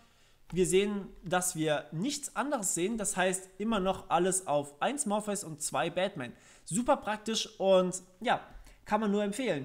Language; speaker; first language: German; native; German